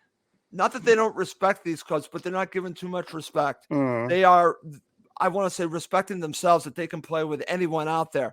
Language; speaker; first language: English; native; English